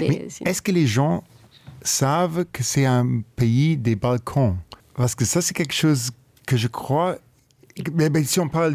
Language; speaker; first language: French; non-native, local second language; Luxembourgish